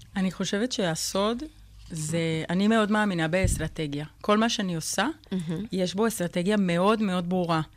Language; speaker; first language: Hebrew; non-native, fluent; Spanish